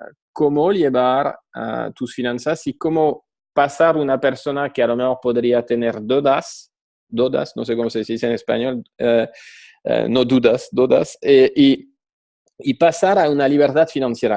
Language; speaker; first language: Spanish; non-native, fluent; French